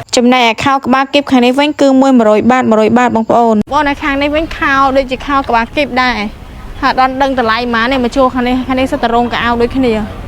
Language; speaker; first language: Khmer; native; Khmer